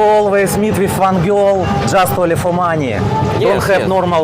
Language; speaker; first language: English; non-native, learner; Russian